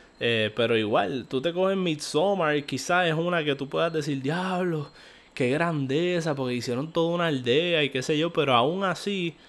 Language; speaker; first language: Spanish; native; Spanish